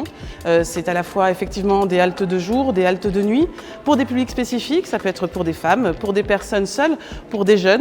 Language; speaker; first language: French; native; French